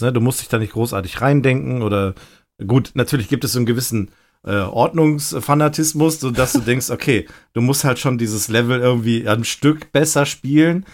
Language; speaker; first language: German; native; German